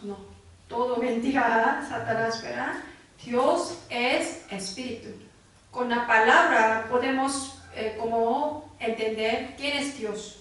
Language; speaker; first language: Spanish; non-native, learner; Korean